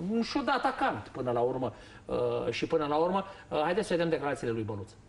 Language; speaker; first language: Romanian; native; Romanian